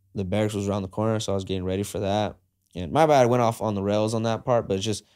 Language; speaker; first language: English; native; English